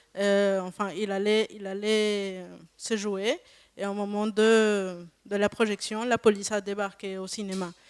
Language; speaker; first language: French; non-native, fluent; Spanish